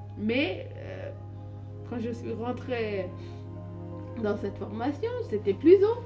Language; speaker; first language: French; non-native, learner; Hindi